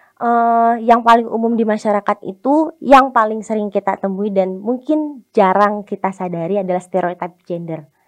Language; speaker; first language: Indonesian; native; Indonesian